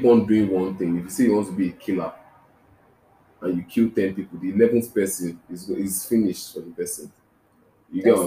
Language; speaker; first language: English; non-native, local second language; Igbo